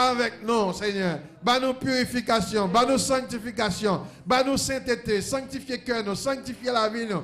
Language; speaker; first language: French; non-native, local second language; Haitian Creole